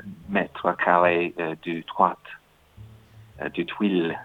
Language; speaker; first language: French; non-native, learner; English